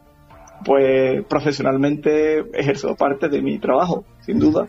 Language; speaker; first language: Spanish; native; Spanish